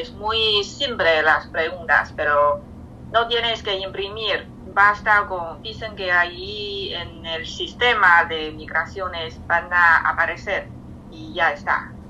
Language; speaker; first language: Spanish; non-native, fluent; Chinese